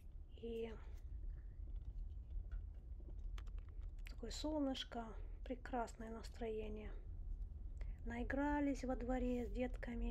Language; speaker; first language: Russian; non-native, local second language; Romanian